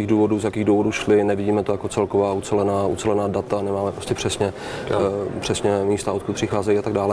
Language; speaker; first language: Czech; native; Czech